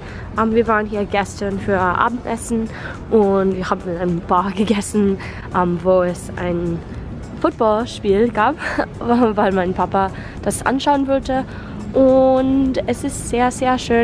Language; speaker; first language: German; non-native, learner; English